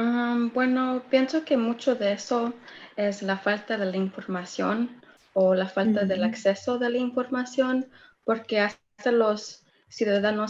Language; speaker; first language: Spanish; early bilingual, heritage; Spanish